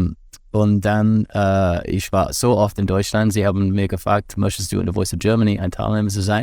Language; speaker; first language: German; non-native, fluent; English